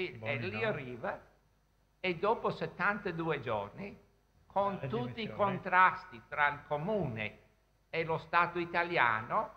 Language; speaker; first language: Italian; non-native, fluent; English